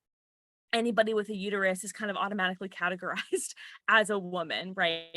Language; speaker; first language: English; native; English